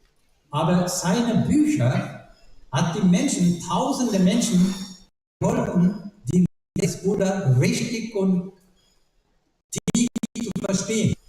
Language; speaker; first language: German; non-native, learner; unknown